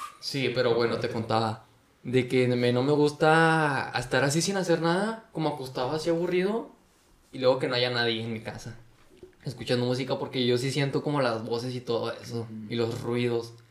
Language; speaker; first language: Spanish; native; Spanish